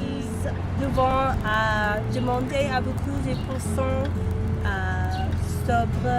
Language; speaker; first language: French; non-native, learner; English